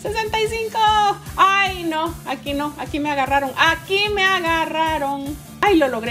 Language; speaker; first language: Spanish; native; Spanish